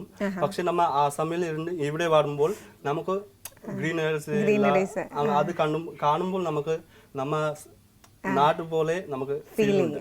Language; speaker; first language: Malayalam; non-native, learner; Assamese